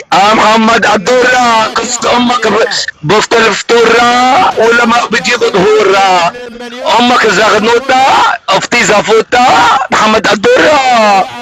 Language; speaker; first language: Arabic; native; Arabic